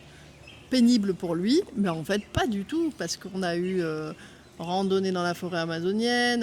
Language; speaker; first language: French; native; French